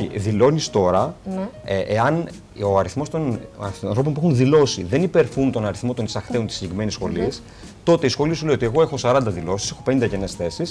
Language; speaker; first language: Greek; native; Greek